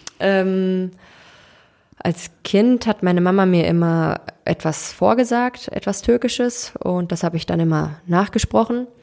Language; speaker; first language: German; early bilingual, other home language; Turkish